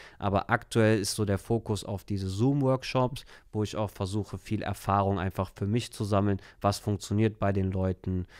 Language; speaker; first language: German; early bilingual, other home language; Turkish